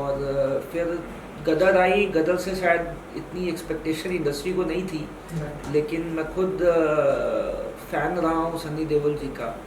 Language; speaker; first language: Hindi; native; Hindi